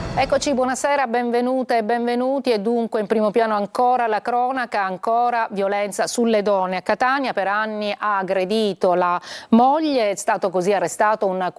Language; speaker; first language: Italian; native; Italian